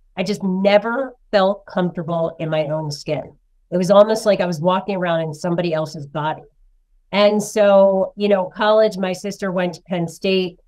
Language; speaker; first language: English; native; English